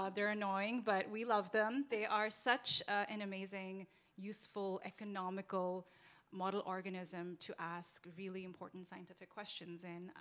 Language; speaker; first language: English; non-native, local second language; Urdu